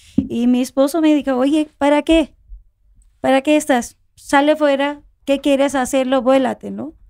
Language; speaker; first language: Spanish; non-native, fluent; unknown